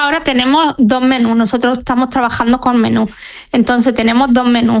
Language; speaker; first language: Spanish; non-native, fluent; Arabic